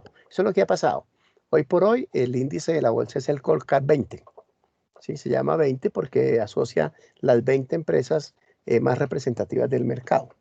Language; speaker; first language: Spanish; native; Spanish